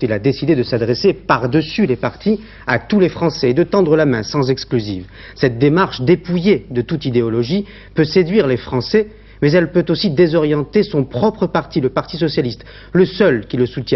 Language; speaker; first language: French; native; French